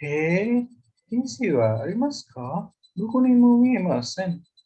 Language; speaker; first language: Japanese; non-native, learner; Indonesian